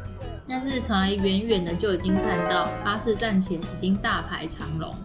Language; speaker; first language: Chinese; native; Chinese